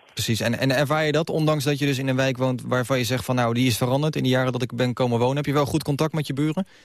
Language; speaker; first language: Dutch; native; Dutch